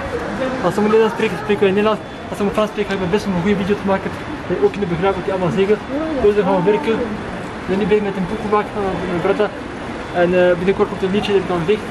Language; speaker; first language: Dutch; non-native, local second language; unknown